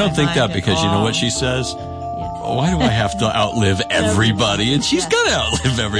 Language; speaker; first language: English; native; English